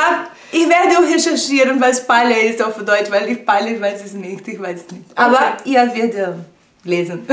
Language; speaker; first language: German; non-native, fluent; Portuguese